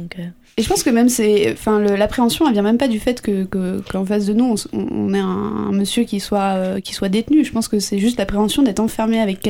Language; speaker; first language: French; native; French